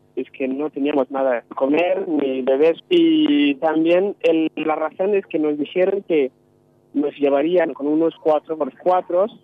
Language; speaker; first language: Spanish; non-native, fluent; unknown